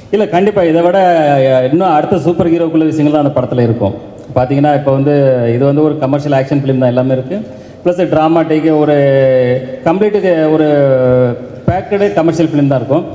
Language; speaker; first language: Tamil; native; Tamil